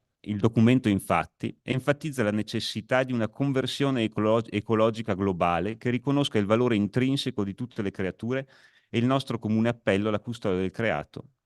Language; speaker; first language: Italian; native; Italian